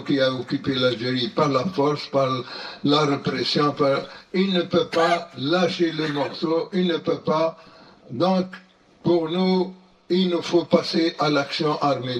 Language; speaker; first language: French; non-native, local second language; Arabic